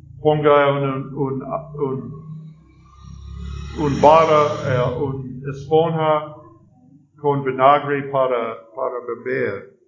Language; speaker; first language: Spanish; non-native, learner; English